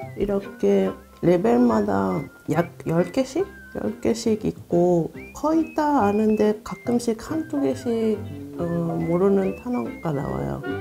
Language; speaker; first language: Korean; non-native, fluent; Japanese